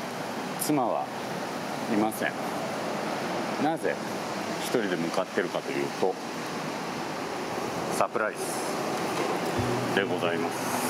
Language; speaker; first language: Japanese; native; Japanese